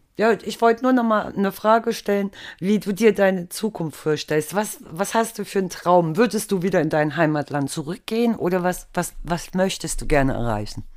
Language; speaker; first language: German; native; German